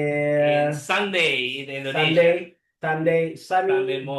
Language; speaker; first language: English; non-native, learner; Indonesian